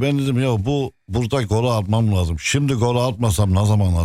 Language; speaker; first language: Turkish; non-native, fluent; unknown